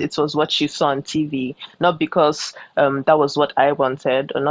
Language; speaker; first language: English; non-native, local second language; Yoruba